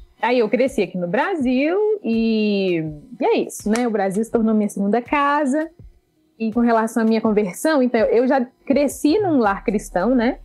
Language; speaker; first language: Portuguese; early bilingual, other home language; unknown